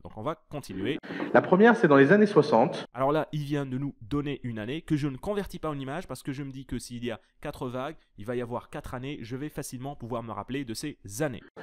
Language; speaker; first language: French; native; French